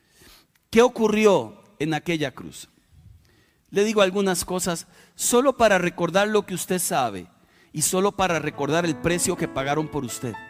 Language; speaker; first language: Spanish; native; Spanish